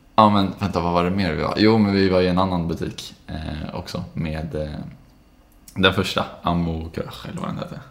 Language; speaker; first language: Swedish; native; Swedish